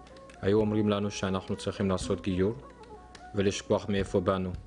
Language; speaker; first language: Hebrew; early bilingual, other home language; Amharic